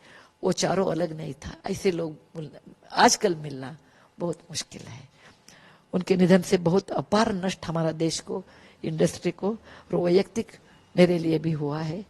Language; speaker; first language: Hindi; non-native, local second language; Kannada